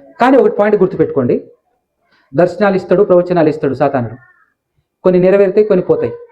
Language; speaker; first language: Telugu; non-native, local second language; Lambadi